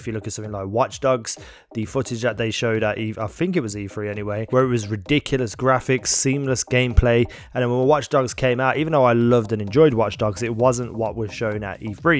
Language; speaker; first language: English; native; English